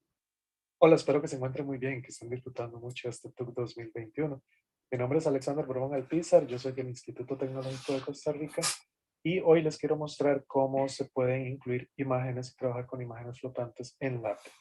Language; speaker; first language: Spanish; native; Spanish